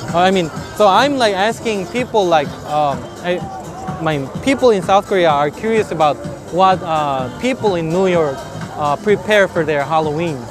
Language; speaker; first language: English; non-native, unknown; Korean